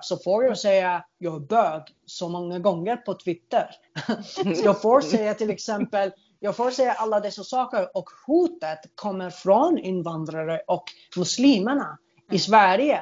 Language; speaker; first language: Swedish; non-native, fluent; Arabic